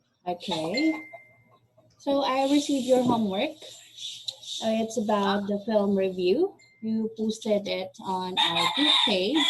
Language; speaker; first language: English; non-native, fluent; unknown